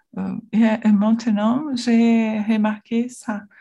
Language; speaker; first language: French; non-native, learner; Portuguese